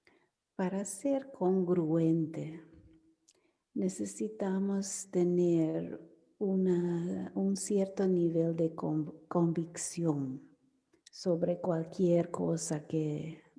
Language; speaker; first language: Spanish; non-native, fluent; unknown